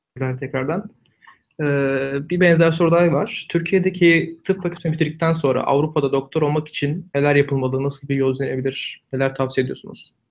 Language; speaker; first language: Turkish; native; Turkish